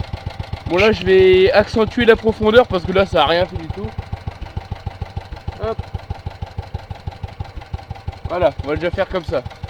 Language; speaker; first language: French; native; French